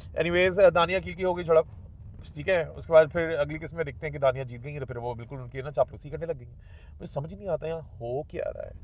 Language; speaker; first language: Urdu; native; Urdu